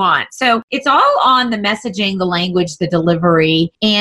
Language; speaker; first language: English; native; English